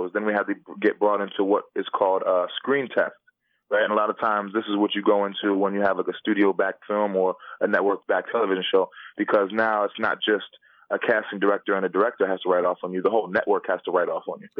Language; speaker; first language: English; native; English